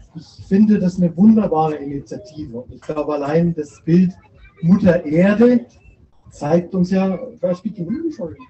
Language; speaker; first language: German; native; German